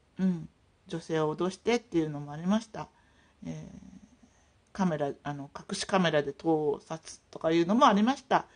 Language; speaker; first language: Japanese; native; Japanese